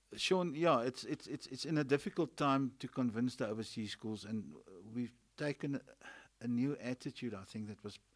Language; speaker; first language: English; non-native, local second language; Afrikaans